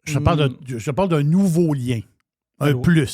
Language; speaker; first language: French; native; French